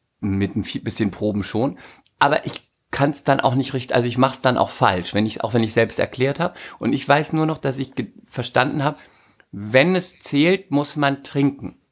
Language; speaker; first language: German; native; German